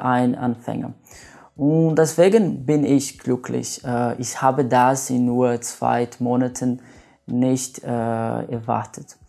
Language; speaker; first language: German; non-native, learner; Portuguese